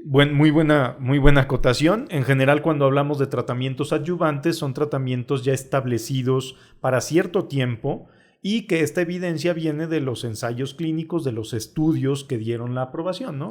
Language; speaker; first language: Spanish; native; Spanish